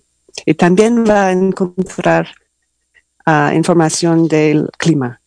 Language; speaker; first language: Spanish; non-native, learner; English